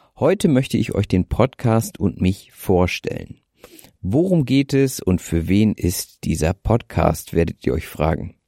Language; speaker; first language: German; native; German